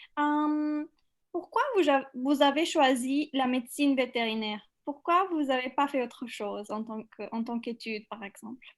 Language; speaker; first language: French; non-native, fluent; Macedonian